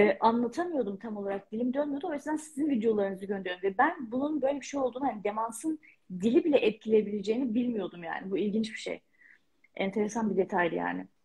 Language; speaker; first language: Turkish; native; Turkish